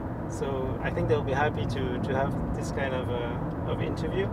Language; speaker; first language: English; non-native, fluent; French